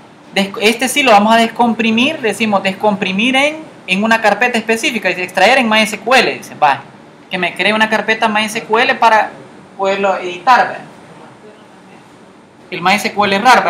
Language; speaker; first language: Spanish; native; Spanish